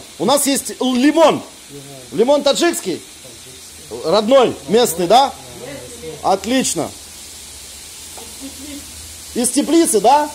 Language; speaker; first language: Russian; native; Russian